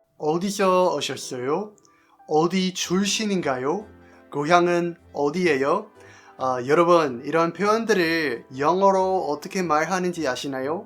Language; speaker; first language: Korean; non-native, fluent; English